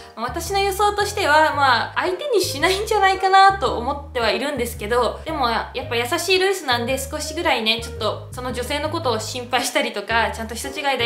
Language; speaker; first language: Japanese; native; Japanese